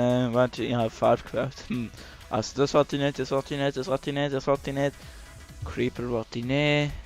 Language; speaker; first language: German; native; German